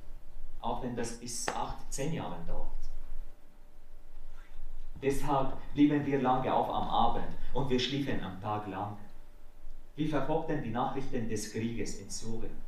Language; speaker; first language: German; non-native, fluent; Arabic